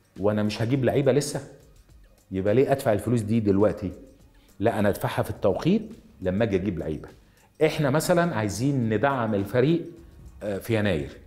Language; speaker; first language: Arabic; native; Arabic